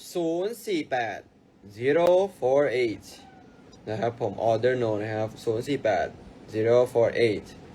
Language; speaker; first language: Thai; native; Thai